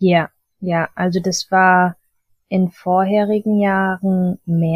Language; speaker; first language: German; early bilingual, heritage; German